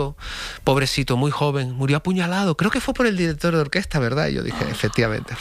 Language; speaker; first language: Spanish; native; Spanish